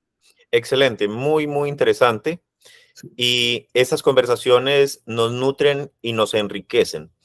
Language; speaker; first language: Spanish; native; Spanish